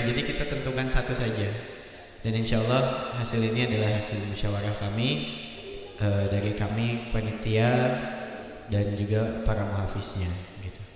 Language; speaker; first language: Indonesian; native; Indonesian